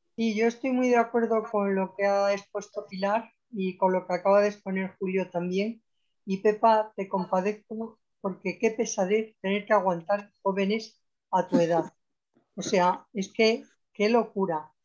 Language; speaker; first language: Spanish; native; Spanish